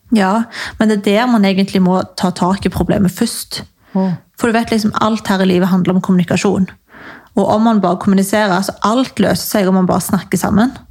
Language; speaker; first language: Norwegian; native; Norwegian